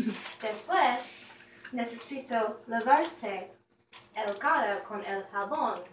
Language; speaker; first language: Spanish; non-native, learner; English